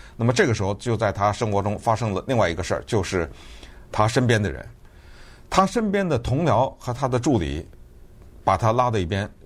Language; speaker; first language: Chinese; native; Chinese